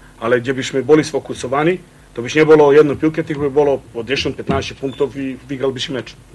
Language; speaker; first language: Polish; non-native, fluent; Croatian